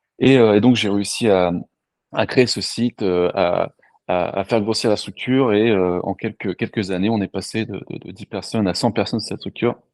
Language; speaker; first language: French; native; French